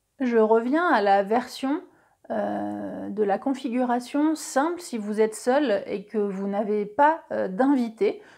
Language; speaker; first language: French; native; French